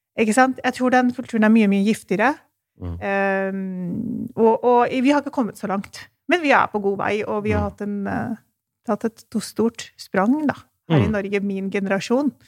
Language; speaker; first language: Norwegian; early bilingual, other home language; Urdu